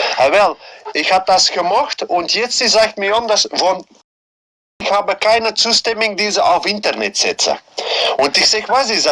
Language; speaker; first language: German; non-native, learner; Dutch